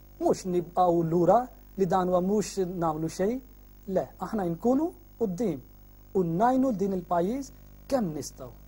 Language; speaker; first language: Maltese; non-native, learner; Urdu